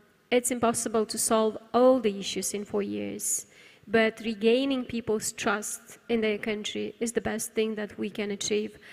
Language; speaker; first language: English; non-native, fluent; Romanian